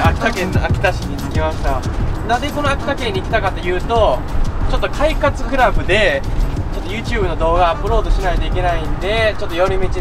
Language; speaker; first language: Japanese; native; Japanese